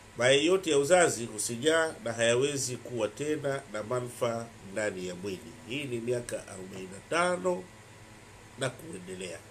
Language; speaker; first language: Swahili; non-native, local second language; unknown